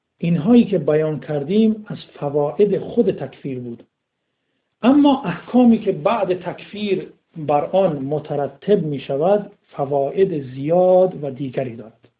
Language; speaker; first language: Persian; native; Persian